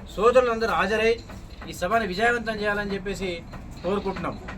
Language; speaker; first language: Telugu; non-native, local second language; Lambadi